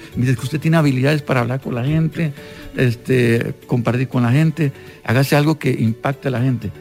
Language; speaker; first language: Spanish; non-native, local second language; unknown